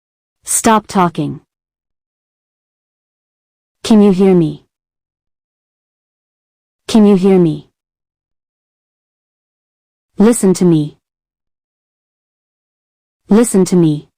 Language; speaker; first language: English; non-native, fluent; Arabic